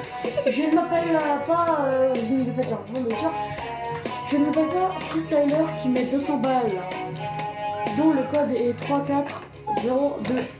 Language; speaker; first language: French; native; French